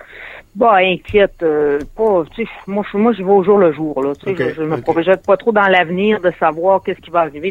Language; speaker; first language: French; native; French